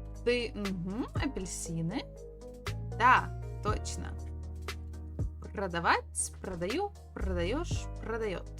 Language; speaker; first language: Russian; non-native, fluent; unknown